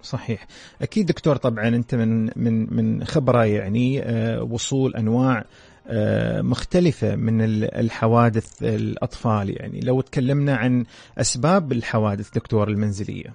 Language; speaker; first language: Arabic; native; Arabic